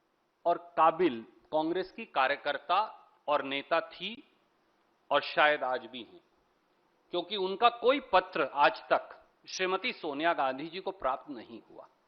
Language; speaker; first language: Hindi; native; Hindi